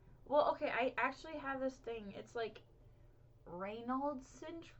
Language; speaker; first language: English; native; English